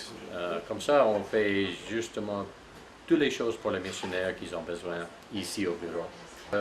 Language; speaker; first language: French; non-native, fluent; English